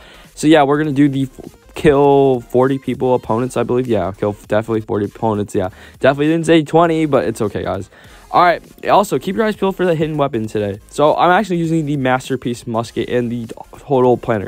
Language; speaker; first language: English; native; English